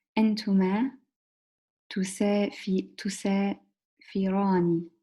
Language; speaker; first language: Arabic; non-native, learner; English